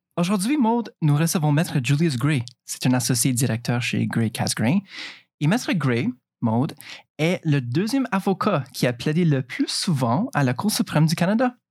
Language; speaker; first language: French; native; French